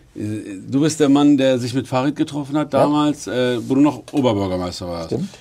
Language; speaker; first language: German; early bilingual, other home language; Persian